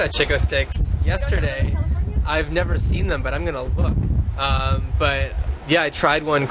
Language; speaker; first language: English; native; English